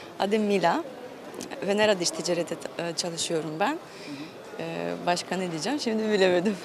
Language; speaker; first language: Turkish; non-native, fluent; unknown